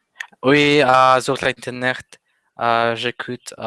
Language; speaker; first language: French; non-native, learner; Spanish